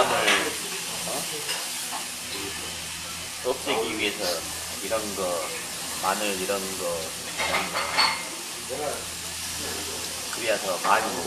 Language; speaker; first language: Korean; non-native, learner; Filipino